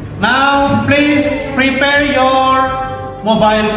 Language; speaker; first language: English; non-native, fluent; Indonesian